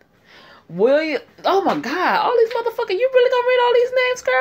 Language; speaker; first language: English; native; English